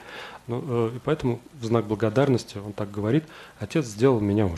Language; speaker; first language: Russian; native; Russian